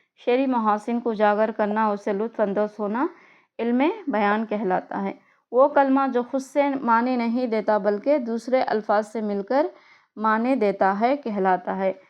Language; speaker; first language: Urdu; native; Urdu